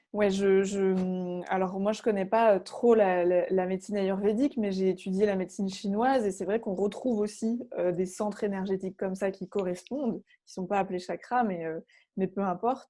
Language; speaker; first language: French; native; French